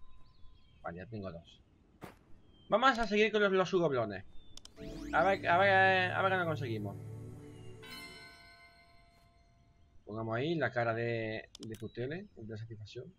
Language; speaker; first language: Spanish; native; Spanish